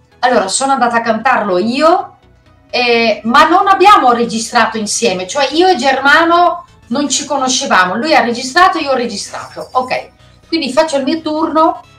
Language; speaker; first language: Italian; non-native, fluent; Dutch